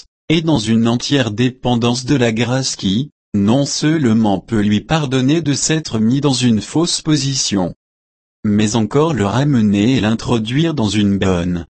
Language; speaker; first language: French; native; French